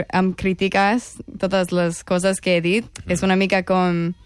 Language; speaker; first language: Catalan; non-native, fluent; English